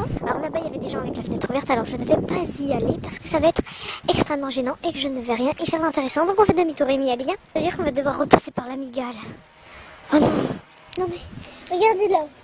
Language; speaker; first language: French; native; French